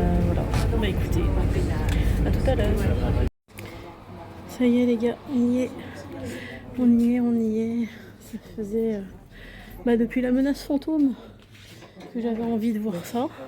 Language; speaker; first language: French; native; French